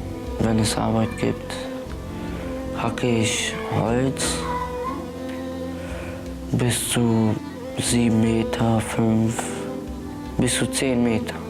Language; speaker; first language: German; early bilingual, other home language; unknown